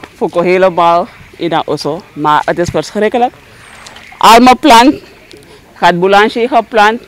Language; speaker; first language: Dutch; non-native, local second language; Sranan Tongo